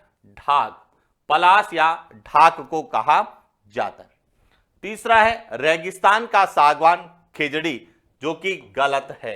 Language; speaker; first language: Hindi; native; Hindi